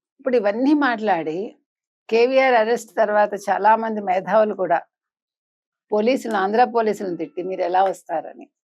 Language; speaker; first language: Telugu; native; Telugu